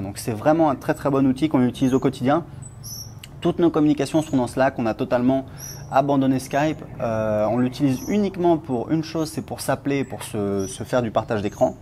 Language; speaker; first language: French; native; French